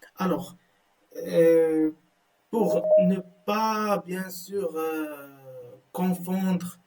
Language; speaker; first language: French; non-native, local second language; Arabic